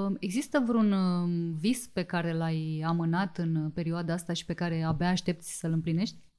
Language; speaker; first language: Romanian; native; Romanian